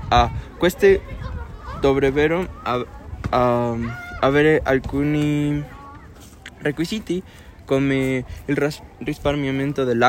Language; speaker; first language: Italian; non-native, learner; Spanish